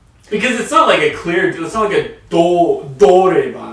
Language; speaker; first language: English; native; English